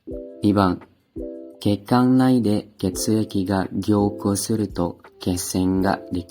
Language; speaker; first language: Japanese; non-native, learner; Indonesian